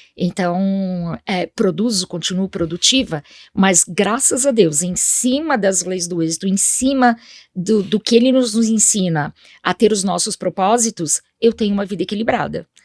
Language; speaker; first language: Portuguese; early bilingual, other home language; Spanish